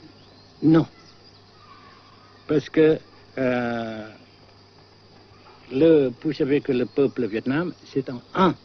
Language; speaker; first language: French; non-native, fluent; Vietnamese